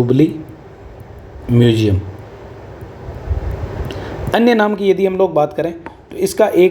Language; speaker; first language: Hindi; native; Hindi